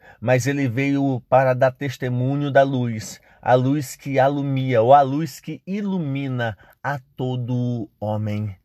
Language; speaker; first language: Portuguese; native; Portuguese